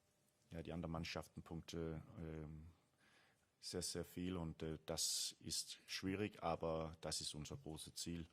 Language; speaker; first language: German; non-native, learner; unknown